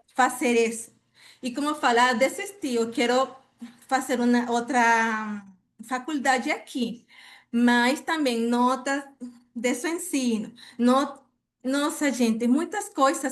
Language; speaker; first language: Portuguese; non-native, fluent; Spanish